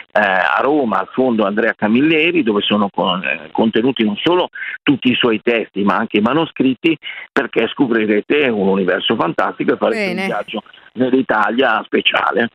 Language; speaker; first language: Italian; native; Italian